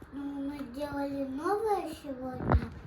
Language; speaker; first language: Russian; early bilingual, other home language; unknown